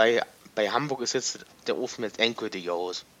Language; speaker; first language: German; native; German